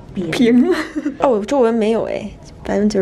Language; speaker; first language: Chinese; native; Chinese